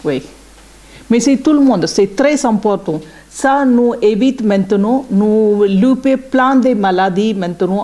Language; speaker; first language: French; non-native, learner; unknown